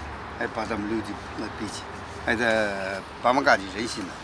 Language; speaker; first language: Russian; non-native, learner; Chinese